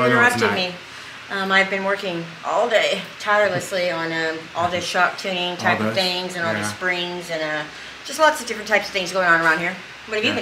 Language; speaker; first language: English; native; English